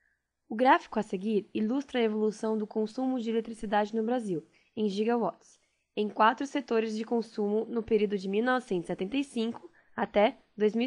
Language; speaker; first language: Portuguese; native; Portuguese